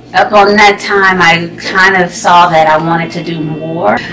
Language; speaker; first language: English; native; English